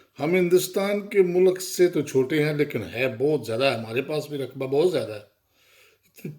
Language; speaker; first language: Urdu; non-native, local second language; Punjabi